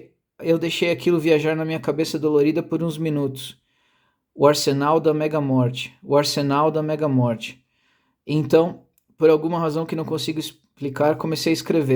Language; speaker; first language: Portuguese; native; Portuguese